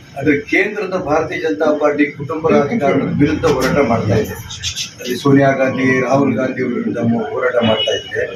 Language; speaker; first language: Kannada; native; Kannada